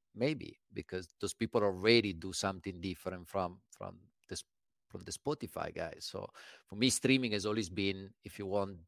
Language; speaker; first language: English; non-native, fluent; Italian